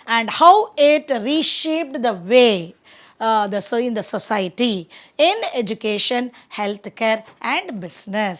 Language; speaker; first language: English; non-native, local second language; Tamil